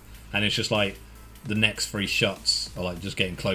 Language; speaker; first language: English; native; English